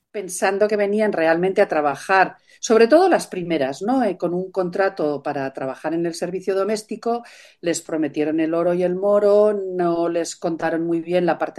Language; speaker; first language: Spanish; native; Spanish